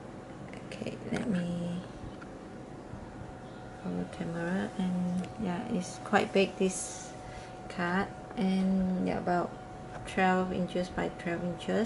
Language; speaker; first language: English; non-native, learner; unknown